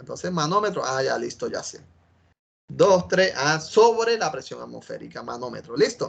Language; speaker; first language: Spanish; native; Spanish